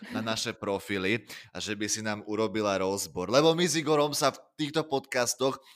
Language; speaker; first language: Czech; non-native, fluent; Russian